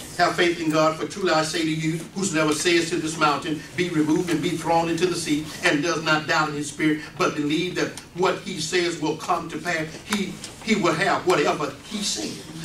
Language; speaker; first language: English; native; English